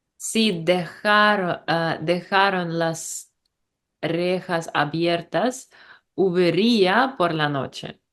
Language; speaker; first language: Spanish; non-native, learner; English